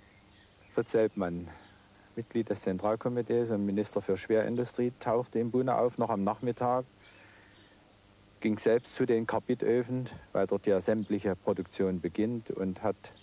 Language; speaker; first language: German; native; German